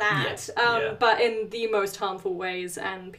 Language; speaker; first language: English; native; English